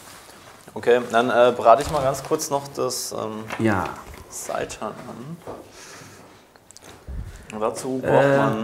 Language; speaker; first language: German; native; German